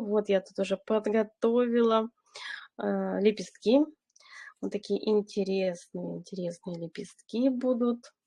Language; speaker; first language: Russian; native; Russian